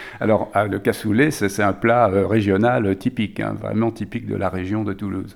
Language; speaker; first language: French; native; French